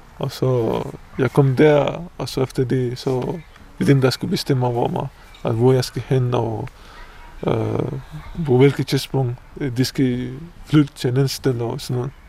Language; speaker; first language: Danish; non-native, fluent; Pashto